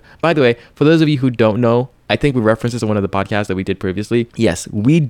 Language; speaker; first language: English; non-native, local second language; Yoruba